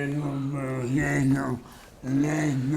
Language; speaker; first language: Spanish; non-native, fluent; English